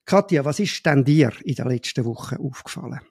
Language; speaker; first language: German; native; German